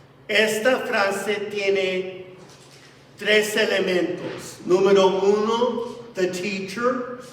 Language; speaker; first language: Spanish; non-native, fluent; English